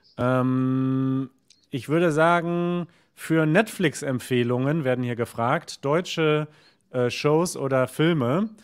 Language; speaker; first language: German; native; German